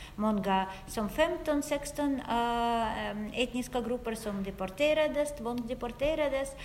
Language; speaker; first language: Swedish; non-native, fluent; Russian